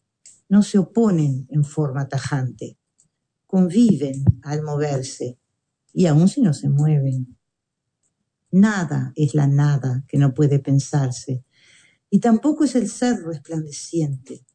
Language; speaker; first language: Spanish; native; Spanish